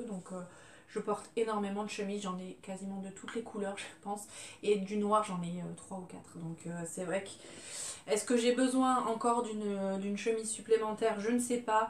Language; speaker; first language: French; native; French